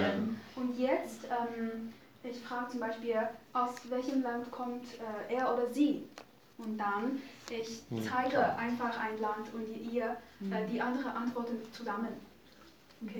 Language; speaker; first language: German; non-native, fluent; Chinese